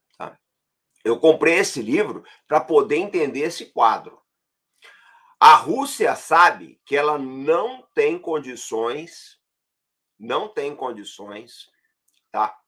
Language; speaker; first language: Portuguese; native; Portuguese